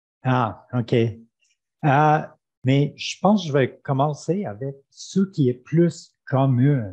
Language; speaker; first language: French; non-native, fluent; English